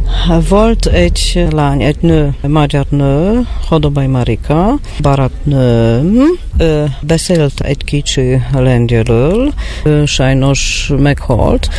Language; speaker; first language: Hungarian; non-native, learner; Polish